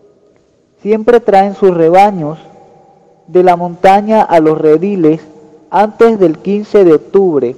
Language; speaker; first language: Spanish; native; Spanish